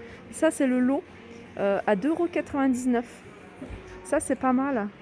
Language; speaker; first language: French; native; French